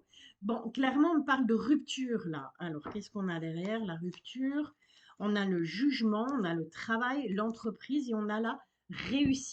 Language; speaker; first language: French; native; French